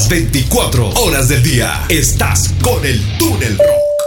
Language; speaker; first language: Spanish; native; Spanish